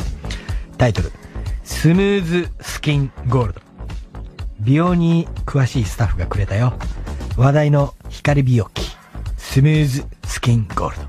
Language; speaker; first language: Japanese; native; Japanese